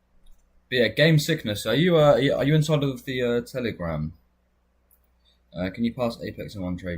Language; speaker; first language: English; native; English